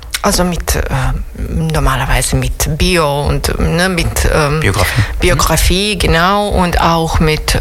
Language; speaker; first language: German; non-native, fluent; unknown